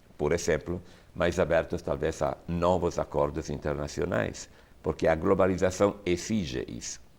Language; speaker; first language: Portuguese; non-native, fluent; Italian